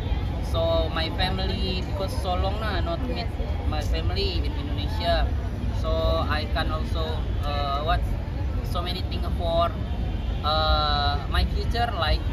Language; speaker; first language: English; non-native, learner; Indonesian